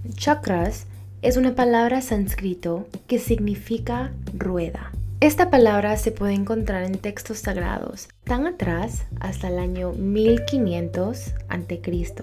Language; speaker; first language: Spanish; early bilingual, heritage; Spanish